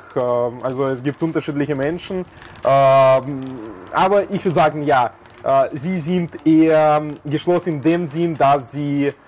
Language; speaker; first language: German; non-native, fluent; Russian